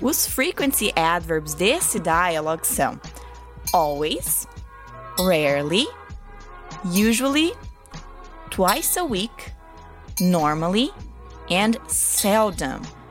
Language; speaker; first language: English; non-native, fluent; Portuguese